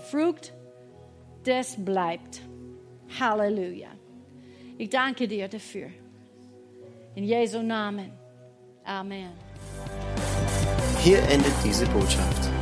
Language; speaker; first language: German; non-native, fluent; English